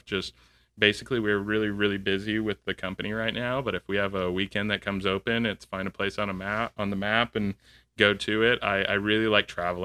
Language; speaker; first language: English; native; English